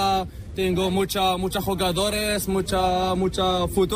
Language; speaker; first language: Spanish; non-native, learner; Arabic